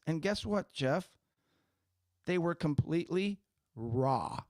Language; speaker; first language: English; native; English